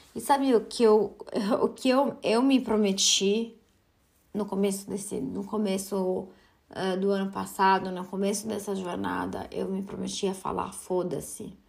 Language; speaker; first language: Portuguese; early bilingual, heritage; Portuguese